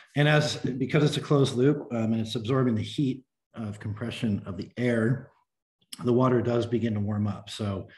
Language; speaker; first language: English; native; English